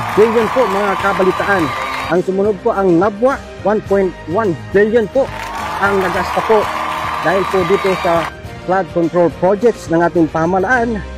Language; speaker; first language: Filipino; non-native, local second language; Bikol